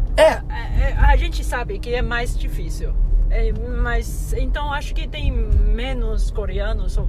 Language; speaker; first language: Portuguese; non-native, fluent; Chinese